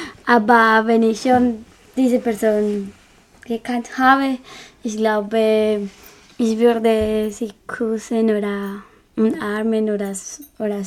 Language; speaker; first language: German; non-native, learner; Spanish